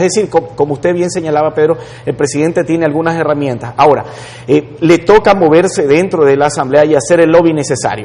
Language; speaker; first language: Spanish; native; Spanish